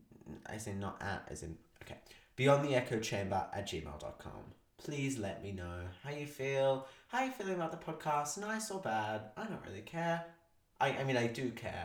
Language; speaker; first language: English; native; English